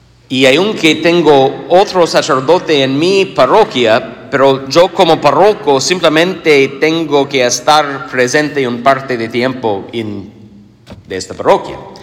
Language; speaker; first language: Spanish; non-native, fluent; English